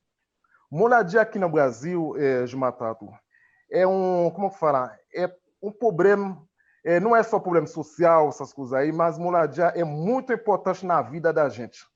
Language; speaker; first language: Portuguese; non-native, fluent; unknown